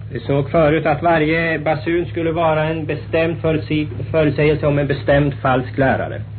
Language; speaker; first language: Swedish; native; Swedish